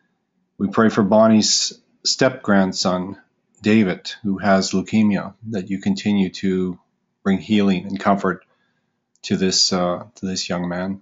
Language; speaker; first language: English; native; English